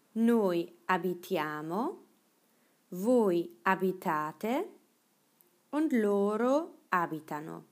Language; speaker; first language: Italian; non-native, fluent; German